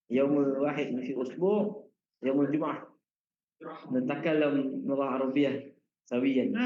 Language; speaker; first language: Arabic; non-native, learner; Malay